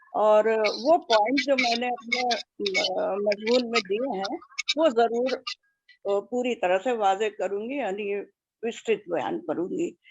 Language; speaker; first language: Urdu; native; Urdu